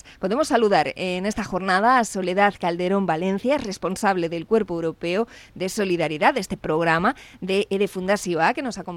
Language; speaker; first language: Spanish; native; Spanish